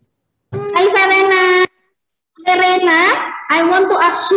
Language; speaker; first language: English; non-native, learner; Indonesian